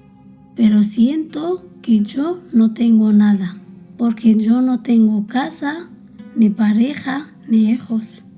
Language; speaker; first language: Spanish; early bilingual, other home language; Arabic